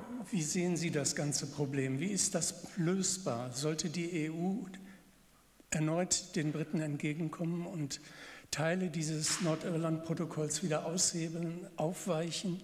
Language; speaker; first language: German; native; German